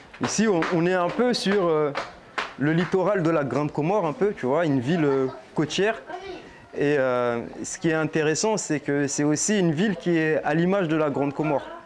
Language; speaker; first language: French; non-native, local second language; Comorian